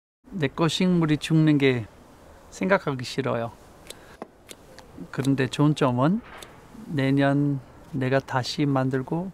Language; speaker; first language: Korean; non-native, fluent; English